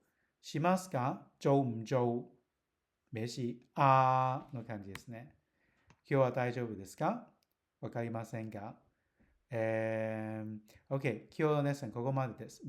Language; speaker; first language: Japanese; non-native, learner; Cantonese